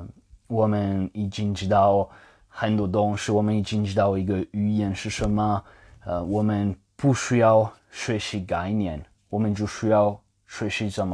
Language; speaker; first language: Chinese; non-native, fluent; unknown